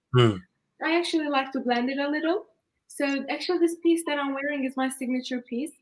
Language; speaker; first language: English; non-native, fluent; Turkish